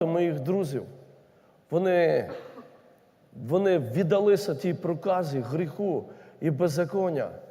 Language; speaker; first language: Ukrainian; native; Ukrainian